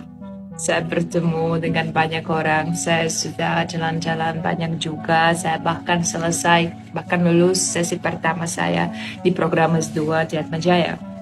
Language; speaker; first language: Indonesian; non-native, fluent; Polish